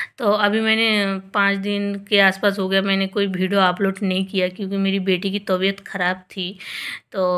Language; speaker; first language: Hindi; non-native, local second language; Bangla